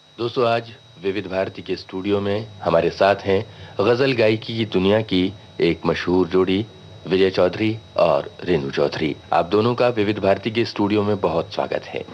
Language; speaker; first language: Hindi; native; Hindi